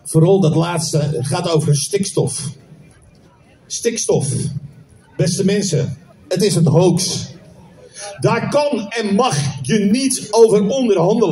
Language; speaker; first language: Dutch; native; Dutch